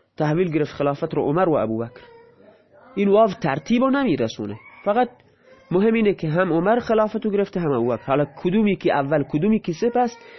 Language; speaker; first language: Persian; non-native, local second language; Baluchi